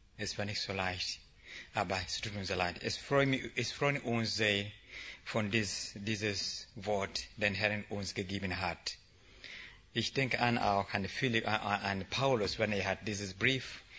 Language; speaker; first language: German; non-native, learner; English